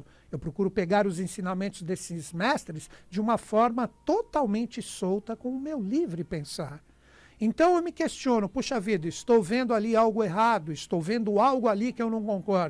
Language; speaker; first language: Portuguese; native; Portuguese